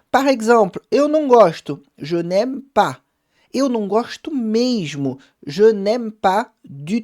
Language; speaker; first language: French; non-native, fluent; Portuguese